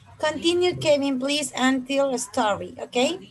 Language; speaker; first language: English; non-native, fluent; Spanish